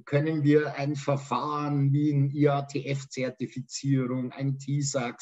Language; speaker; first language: German; native; German